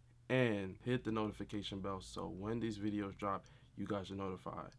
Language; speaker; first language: English; native; English